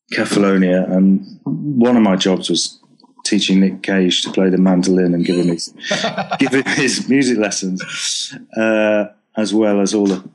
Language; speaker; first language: English; native; English